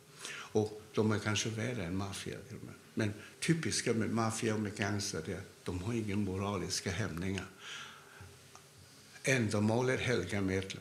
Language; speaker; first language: Swedish; non-native, fluent; Cantonese